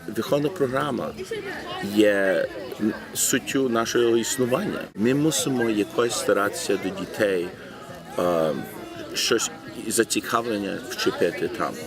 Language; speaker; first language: Ukrainian; early bilingual, heritage; Ukrainian